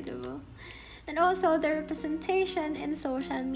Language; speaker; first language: English; non-native, local second language; Filipino